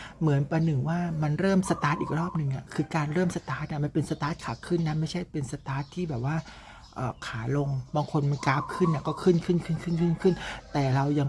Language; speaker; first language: Thai; native; Thai